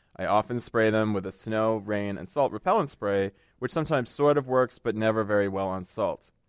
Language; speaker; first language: English; native; English